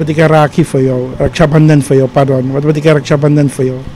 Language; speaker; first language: Dutch; native; Dutch